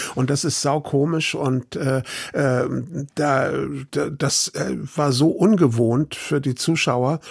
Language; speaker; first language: German; native; German